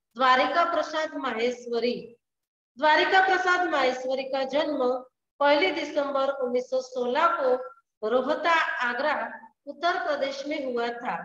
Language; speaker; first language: Hindi; non-native, local second language; Gujarati